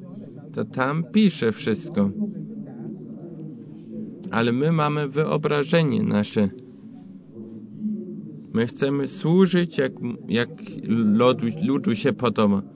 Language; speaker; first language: Polish; non-native, fluent; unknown